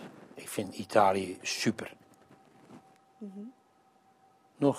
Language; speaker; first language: Dutch; native; Dutch